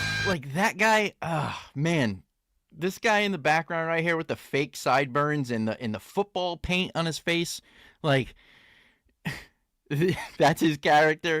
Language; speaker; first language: English; native; English